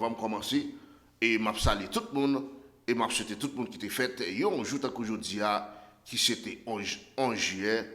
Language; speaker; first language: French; non-native, local second language; Haitian Creole